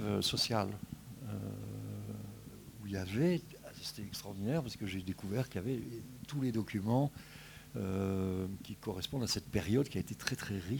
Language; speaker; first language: French; native; French